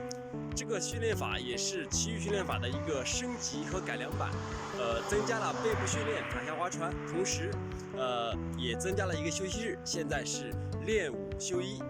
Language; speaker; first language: Chinese; native; Chinese